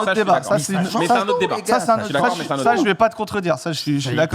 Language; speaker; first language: French; native; French